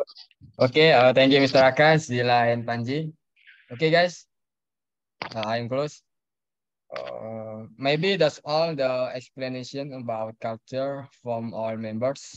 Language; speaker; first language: English; non-native, learner; Indonesian